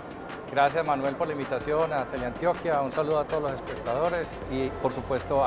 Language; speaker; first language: Spanish; native; Spanish